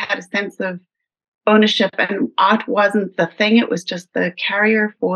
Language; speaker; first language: English; native; English